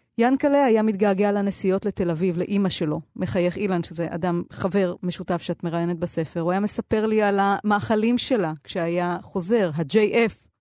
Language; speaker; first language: Hebrew; native; Hebrew